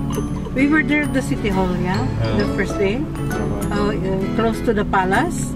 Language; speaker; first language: English; non-native, local second language; Filipino